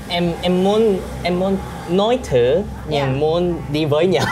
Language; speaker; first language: Vietnamese; non-native, fluent; Korean